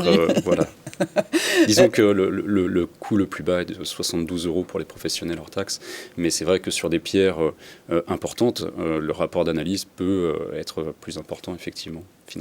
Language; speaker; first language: French; native; French